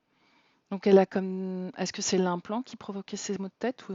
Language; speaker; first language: French; native; French